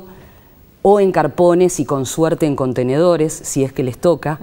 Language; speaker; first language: Spanish; native; Spanish